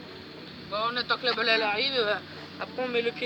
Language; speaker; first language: French; native; French